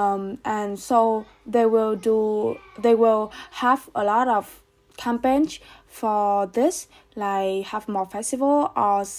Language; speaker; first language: English; non-native, learner; Vietnamese